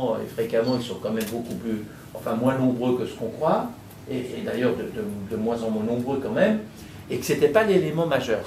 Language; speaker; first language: French; native; French